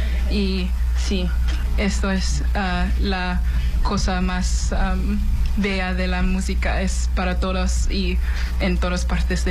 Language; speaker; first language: Spanish; non-native, learner; English